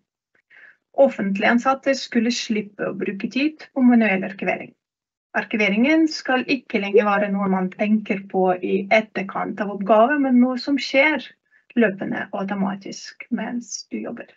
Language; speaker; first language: Norwegian; non-native, fluent; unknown